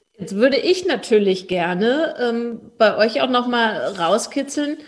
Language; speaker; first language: German; native; German